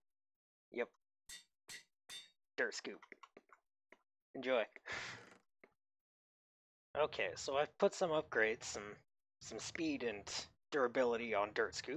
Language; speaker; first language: English; native; English